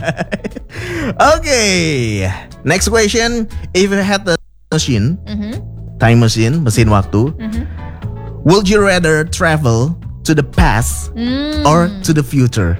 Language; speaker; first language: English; non-native, fluent; Indonesian